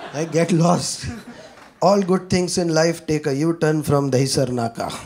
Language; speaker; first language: Hindi; native; Hindi